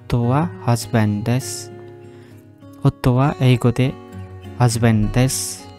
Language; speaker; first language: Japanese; non-native, fluent; Indonesian